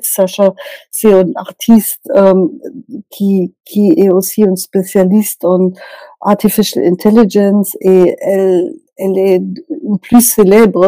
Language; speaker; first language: French; non-native, fluent; German